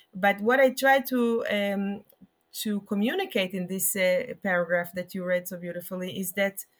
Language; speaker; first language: English; non-native, fluent; Hebrew